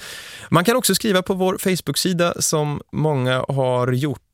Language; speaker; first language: Swedish; native; Swedish